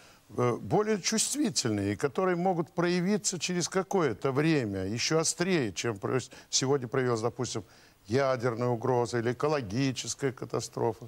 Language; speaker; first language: Russian; native; Russian